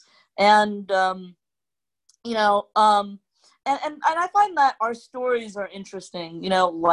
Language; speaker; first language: English; non-native, local second language; Cantonese